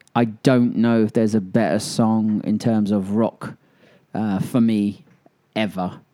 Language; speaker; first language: English; native; English